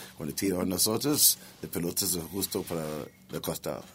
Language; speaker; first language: Spanish; non-native, learner; English